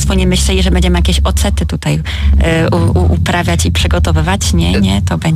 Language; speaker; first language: Polish; native; Polish